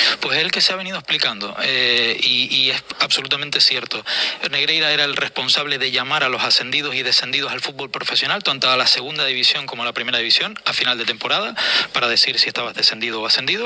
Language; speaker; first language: Spanish; native; Spanish